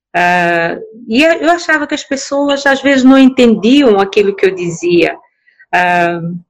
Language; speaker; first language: Portuguese; non-native, local second language; Kabuverdianu